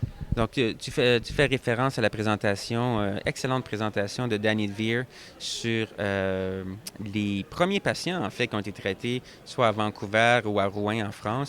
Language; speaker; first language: French; native; French